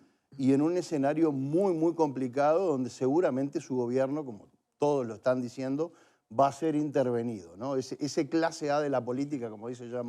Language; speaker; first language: Spanish; native; Spanish